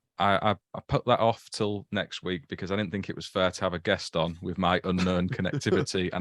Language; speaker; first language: English; native; English